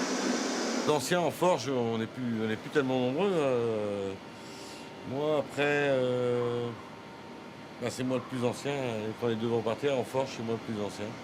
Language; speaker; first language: French; native; French